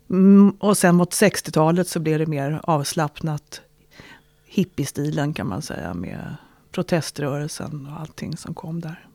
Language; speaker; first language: Swedish; native; Swedish